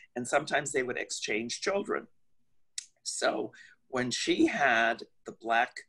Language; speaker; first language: English; native; English